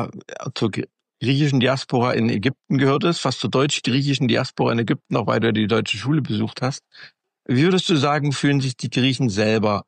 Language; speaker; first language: German; native; German